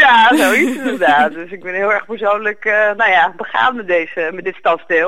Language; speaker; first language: Dutch; native; Dutch